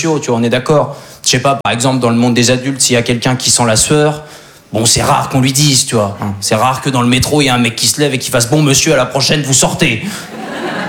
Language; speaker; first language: French; native; French